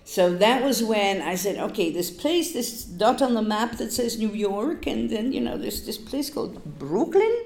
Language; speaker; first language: English; non-native, fluent; Polish